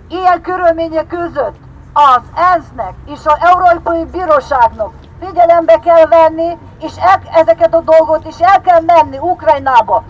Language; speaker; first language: Hungarian; non-native, fluent; Ukrainian